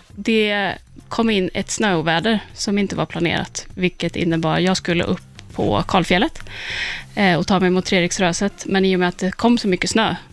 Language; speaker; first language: Swedish; native; Swedish